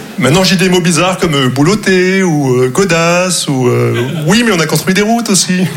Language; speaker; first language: French; non-native, local second language; Arabic